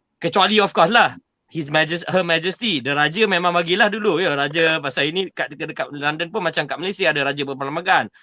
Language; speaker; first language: Malay; native; Malay